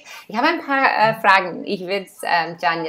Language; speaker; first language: German; non-native, fluent; English